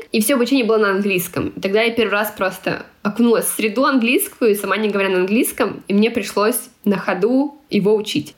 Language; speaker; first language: Russian; non-native, local second language; Tatar